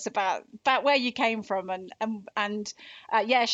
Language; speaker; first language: English; native; English